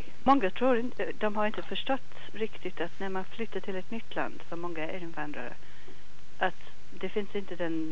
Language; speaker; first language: Swedish; non-native, fluent; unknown